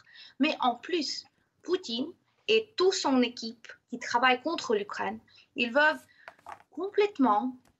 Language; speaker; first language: French; non-native, fluent; Ukrainian